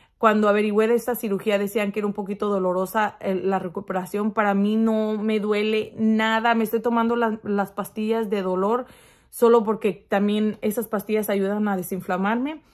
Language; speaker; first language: Spanish; early bilingual, heritage; Spanish